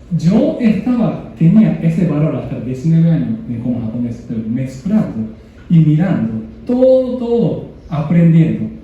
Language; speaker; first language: Spanish; non-native, learner; Japanese